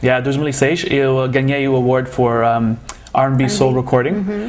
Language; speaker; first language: Portuguese; early bilingual, heritage; Portuguese